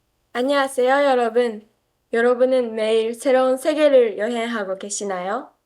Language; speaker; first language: Korean; non-native, fluent; Japanese